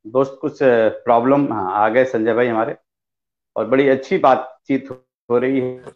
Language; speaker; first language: Hindi; non-native, local second language; Bhojpuri